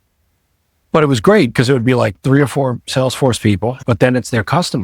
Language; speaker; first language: English; native; English